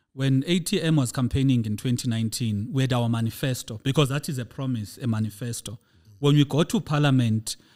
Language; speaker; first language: English; non-native, local second language; Xhosa